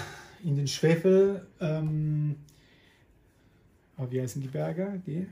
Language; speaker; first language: German; non-native, fluent; Italian